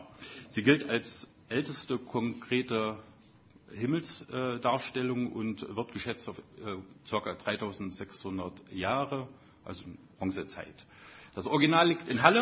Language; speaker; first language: German; native; German